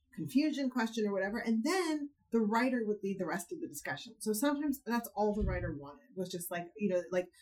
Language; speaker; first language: English; native; English